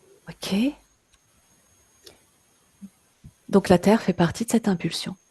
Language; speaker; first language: French; native; French